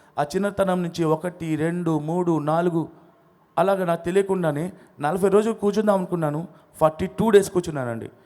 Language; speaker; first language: Telugu; non-native, local second language; Odia